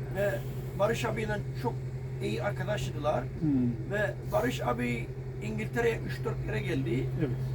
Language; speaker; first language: Turkish; native; Turkish